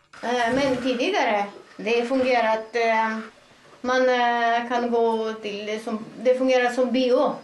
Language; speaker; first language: Swedish; non-native, fluent; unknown